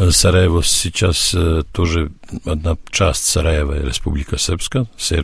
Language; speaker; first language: Russian; non-native, learner; Serbian